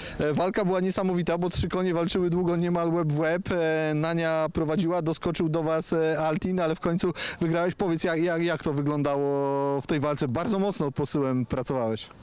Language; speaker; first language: Polish; native; Polish